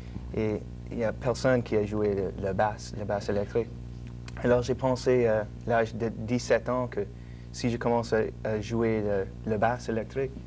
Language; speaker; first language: French; non-native, local second language; English